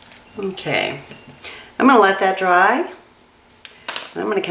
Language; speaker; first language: English; native; English